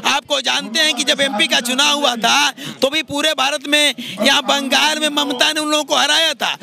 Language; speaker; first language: Hindi; native; Hindi